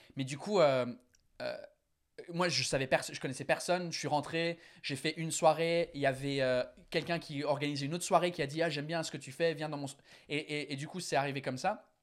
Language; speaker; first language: French; non-native, fluent; English